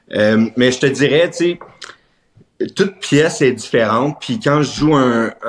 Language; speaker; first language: French; native; French